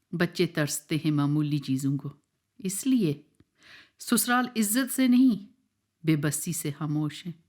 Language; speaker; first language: Urdu; non-native, local second language; Punjabi